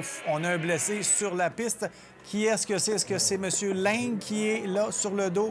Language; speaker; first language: French; native; French